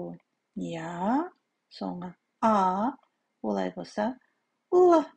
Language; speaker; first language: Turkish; non-native, fluent; Kazakh